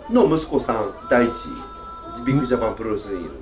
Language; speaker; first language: Japanese; native; Japanese